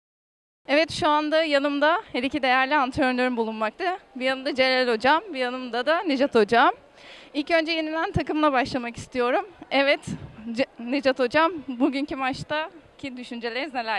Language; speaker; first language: Turkish; native; Turkish